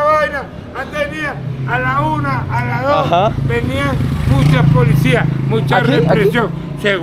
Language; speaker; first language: Spanish; native; Spanish